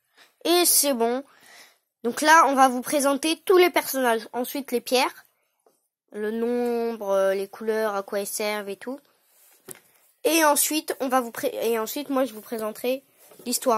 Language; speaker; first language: French; native; French